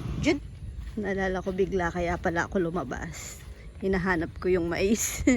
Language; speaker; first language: Filipino; native; Filipino